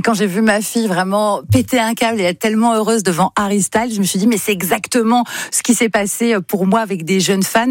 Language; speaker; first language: French; native; French